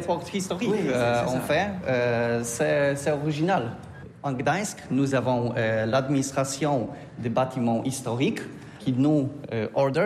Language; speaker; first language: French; non-native, fluent; Polish